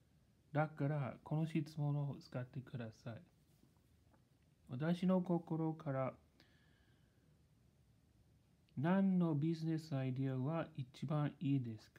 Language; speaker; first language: Japanese; non-native, learner; English